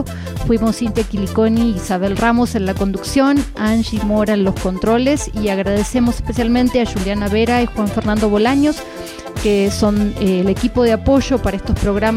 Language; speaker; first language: Spanish; native; Spanish